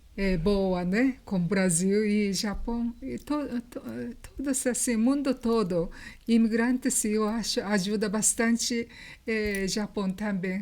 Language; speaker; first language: Portuguese; non-native, learner; Japanese